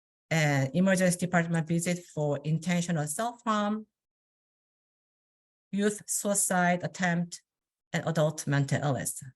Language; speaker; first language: English; non-native, fluent; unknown